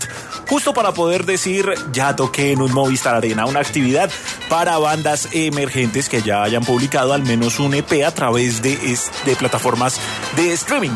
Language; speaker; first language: Spanish; native; Spanish